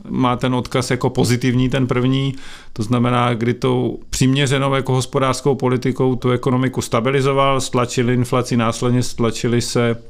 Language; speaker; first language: Czech; native; Czech